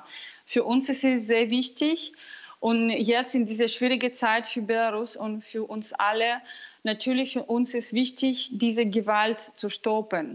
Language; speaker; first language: German; non-native, fluent; Russian